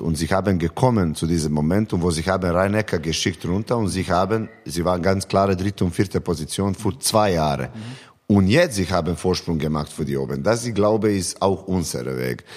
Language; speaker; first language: German; non-native, learner; Serbian